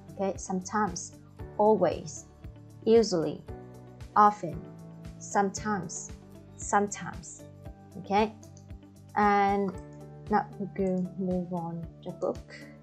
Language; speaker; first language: English; non-native, fluent; Vietnamese